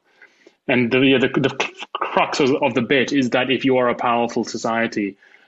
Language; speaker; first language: English; native; English